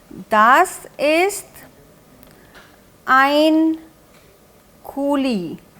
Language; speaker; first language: German; non-native, fluent; Hindi